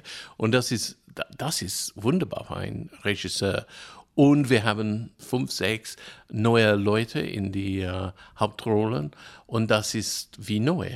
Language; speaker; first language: German; non-native, fluent; English